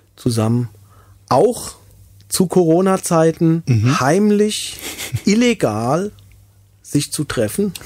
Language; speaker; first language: German; native; German